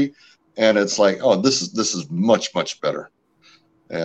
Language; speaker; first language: English; early bilingual, other home language; French